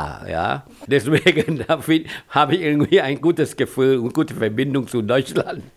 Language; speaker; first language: German; non-native, fluent; Thai